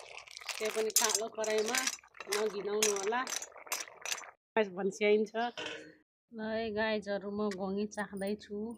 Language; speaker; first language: Nepali; non-native, local second language; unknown